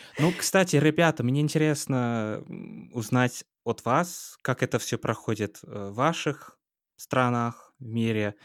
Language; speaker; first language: Russian; non-native, fluent; English